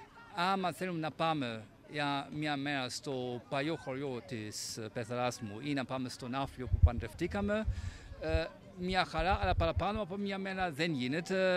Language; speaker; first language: Greek; non-native, fluent; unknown